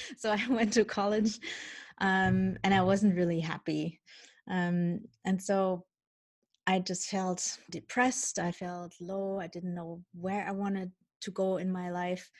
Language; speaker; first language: English; non-native, fluent; Dutch